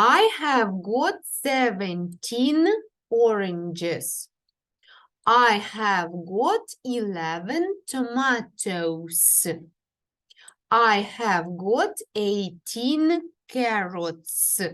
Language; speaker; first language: English; non-native, fluent; Ukrainian